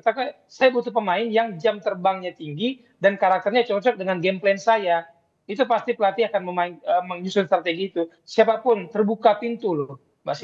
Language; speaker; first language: Indonesian; native; Indonesian